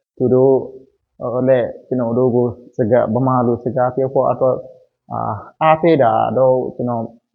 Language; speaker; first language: Burmese; non-native, local second language; Rohingya